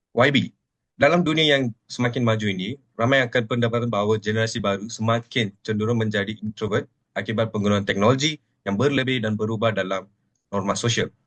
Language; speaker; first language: Malay; non-native, local second language; Telugu